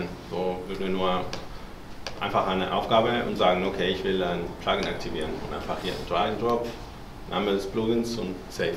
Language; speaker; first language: German; non-native, fluent; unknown